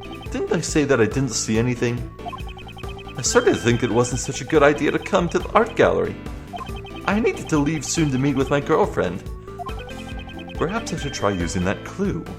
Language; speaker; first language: English; native; English